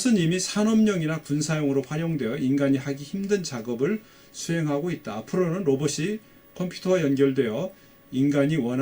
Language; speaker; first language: Korean; native; Korean